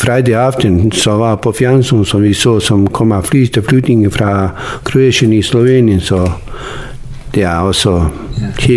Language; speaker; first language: Danish; non-native, learner; Bosnian